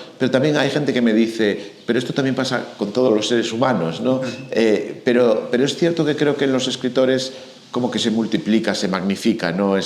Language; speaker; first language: Spanish; native; Spanish